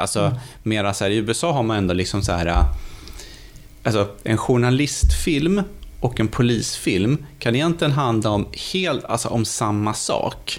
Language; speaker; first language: Swedish; native; Swedish